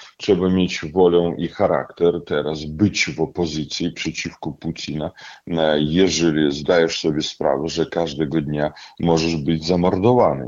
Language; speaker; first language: Polish; non-native, fluent; Russian